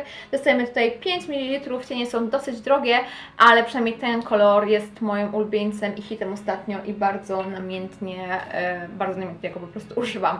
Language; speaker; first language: Polish; native; Polish